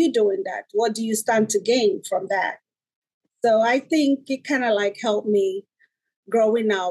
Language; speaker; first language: English; non-native, local second language; Igbo